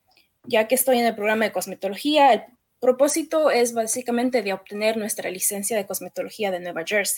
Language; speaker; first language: Spanish; early bilingual, heritage; Spanish